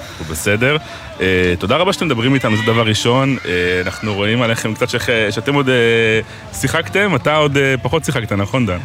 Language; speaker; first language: Hebrew; native; Hebrew